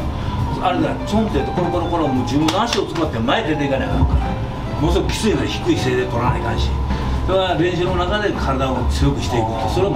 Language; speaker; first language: Japanese; native; Japanese